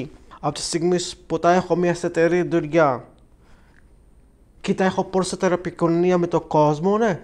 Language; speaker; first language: Greek; non-native, learner; Arabic